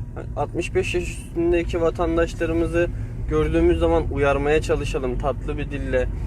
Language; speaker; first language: Turkish; native; Turkish